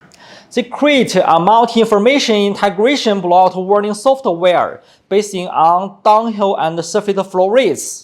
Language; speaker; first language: English; non-native, fluent; Chinese